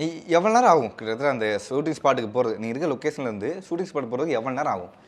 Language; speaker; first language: Tamil; native; Tamil